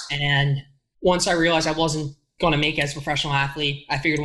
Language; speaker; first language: English; native; English